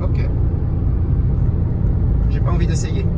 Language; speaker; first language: French; native; French